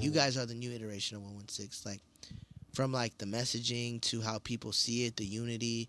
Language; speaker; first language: English; native; English